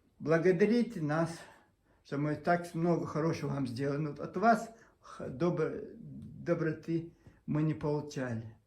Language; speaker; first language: Russian; non-native, local second language; Chechen